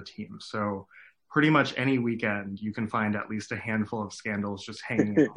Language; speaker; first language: English; non-native, local second language; Cantonese